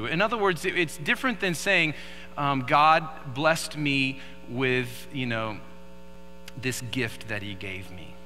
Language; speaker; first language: English; native; English